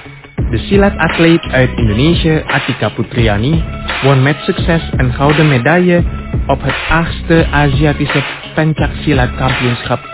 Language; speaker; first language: Dutch; non-native, fluent; Indonesian